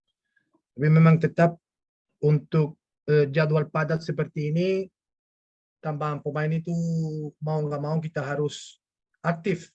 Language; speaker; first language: Indonesian; non-native, fluent; Spanish